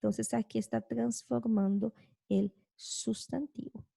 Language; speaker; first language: Spanish; non-native, fluent; Portuguese